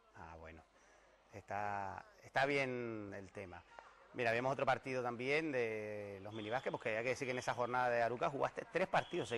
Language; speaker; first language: Spanish; native; Spanish